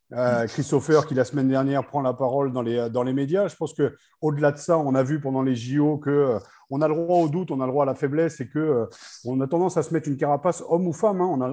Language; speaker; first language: French; native; French